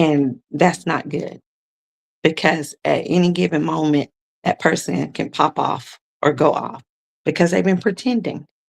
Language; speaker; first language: English; native; English